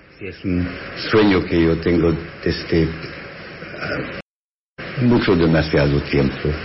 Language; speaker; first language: Spanish; non-native, fluent; English